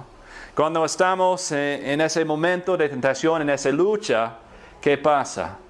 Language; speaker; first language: Spanish; non-native, fluent; English